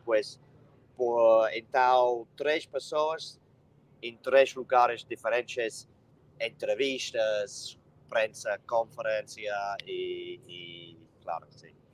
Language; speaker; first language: Portuguese; non-native, learner; English